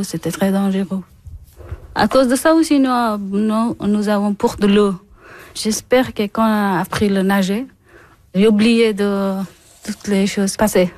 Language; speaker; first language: French; non-native, learner; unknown